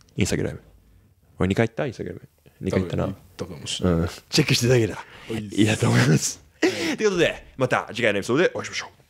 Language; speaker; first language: Japanese; native; Japanese